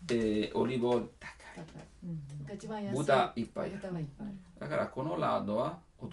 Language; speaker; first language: Japanese; non-native, learner; Italian